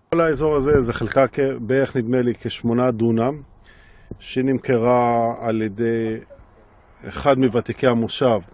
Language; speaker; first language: Hebrew; native; Hebrew